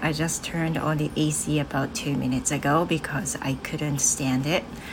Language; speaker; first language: English; non-native, fluent; Japanese